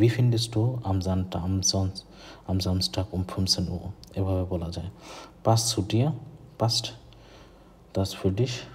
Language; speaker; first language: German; non-native, fluent; Bangla